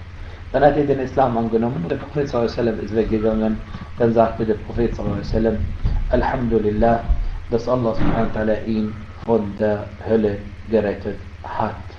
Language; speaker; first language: German; non-native, fluent; Arabic